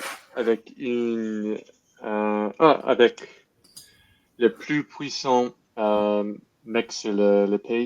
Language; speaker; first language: French; non-native, learner; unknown